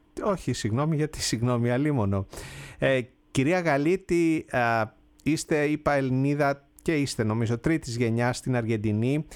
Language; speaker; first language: Greek; native; Greek